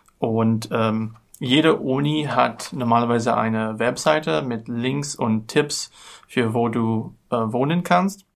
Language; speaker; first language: German; non-native, learner; English